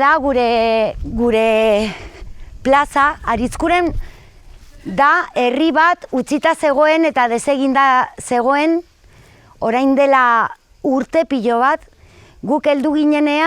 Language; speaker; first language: Basque; non-native, local second language; Spanish